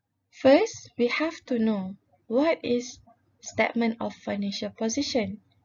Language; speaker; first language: English; non-native, local second language; Malay